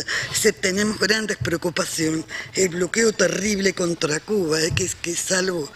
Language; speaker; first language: Spanish; native; Spanish